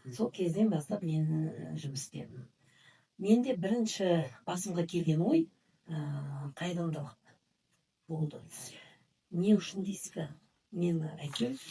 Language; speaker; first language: Kazakh; non-native, local second language; Uzbek